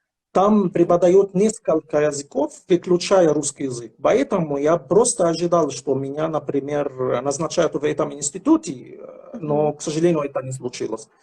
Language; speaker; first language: Russian; non-native, fluent; Arabic